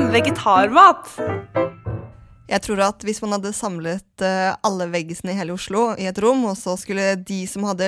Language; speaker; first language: Norwegian; native; Norwegian